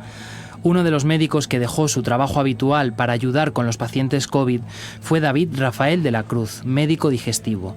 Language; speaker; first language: Spanish; native; Spanish